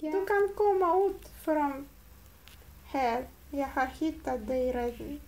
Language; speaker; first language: Swedish; non-native, learner; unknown